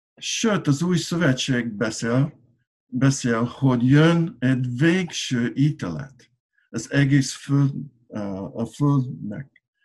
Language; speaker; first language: Hungarian; non-native, learner; English